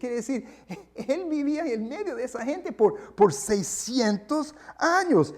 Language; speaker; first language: Spanish; non-native, fluent; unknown